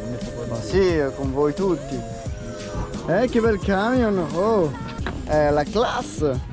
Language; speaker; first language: Italian; early bilingual, heritage; French